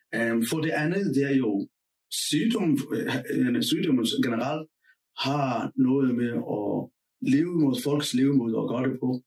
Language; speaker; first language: Danish; non-native, fluent; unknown